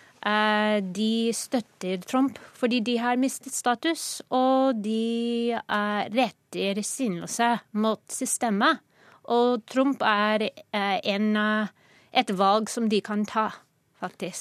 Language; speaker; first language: Norwegian; non-native, fluent; English